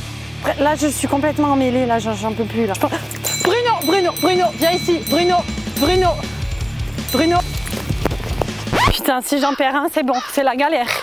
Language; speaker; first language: French; native; French